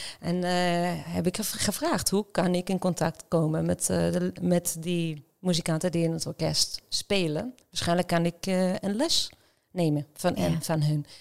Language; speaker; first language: Dutch; non-native, fluent; Hebrew